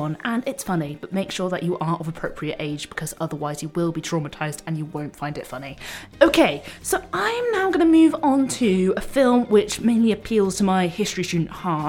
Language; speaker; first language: English; native; English